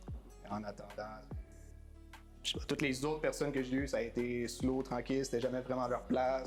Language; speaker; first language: French; native; French